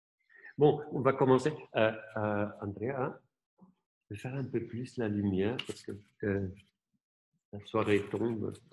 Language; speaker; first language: French; non-native, local second language; German